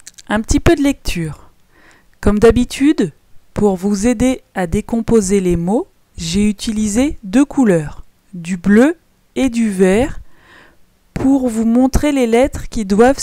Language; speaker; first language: French; native; French